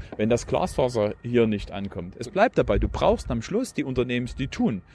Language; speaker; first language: German; native; German